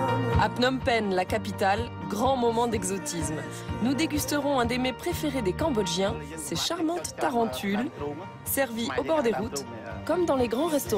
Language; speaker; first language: French; native; French